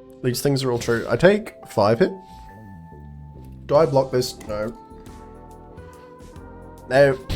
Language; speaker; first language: English; native; English